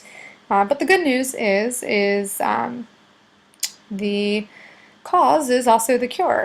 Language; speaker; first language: English; native; English